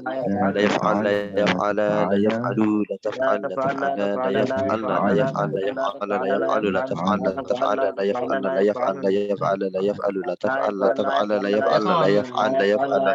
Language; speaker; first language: Arabic; non-native, learner; Bangla